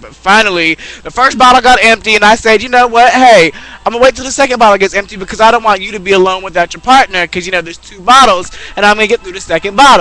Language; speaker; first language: English; native; English